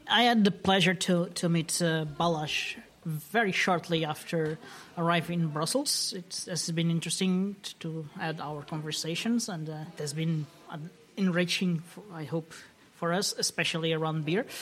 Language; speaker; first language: English; non-native, fluent; Portuguese